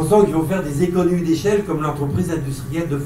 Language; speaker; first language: French; native; French